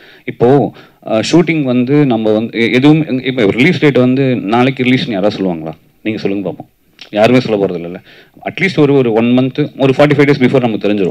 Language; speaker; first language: Tamil; native; Tamil